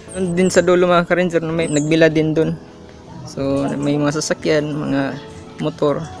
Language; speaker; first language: Filipino; non-native, local second language; Cebuano